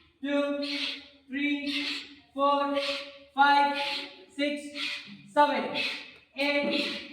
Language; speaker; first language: English; non-native, local second language; Kannada